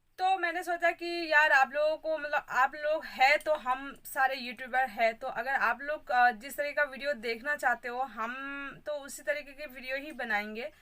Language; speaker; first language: Hindi; non-native, local second language; Bangla